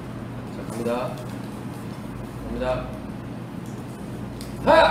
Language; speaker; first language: Korean; native; Korean